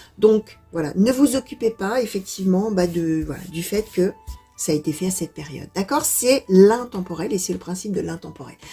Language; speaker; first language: French; native; French